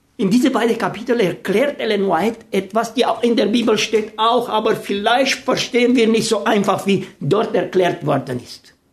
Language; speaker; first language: German; non-native, fluent; Romanian